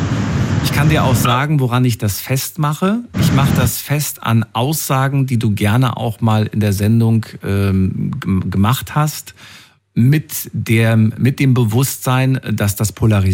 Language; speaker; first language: German; native; German